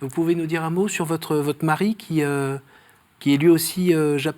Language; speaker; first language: French; native; French